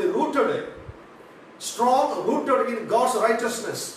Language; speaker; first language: English; non-native, local second language; Tamil